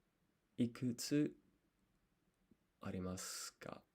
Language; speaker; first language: Japanese; non-native, learner; English